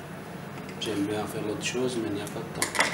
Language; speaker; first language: French; non-native, learner; Portuguese